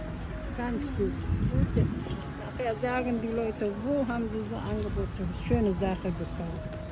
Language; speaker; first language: German; non-native, learner; Russian